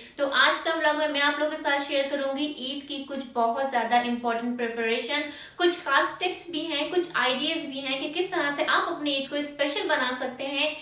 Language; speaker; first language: Urdu; native; Urdu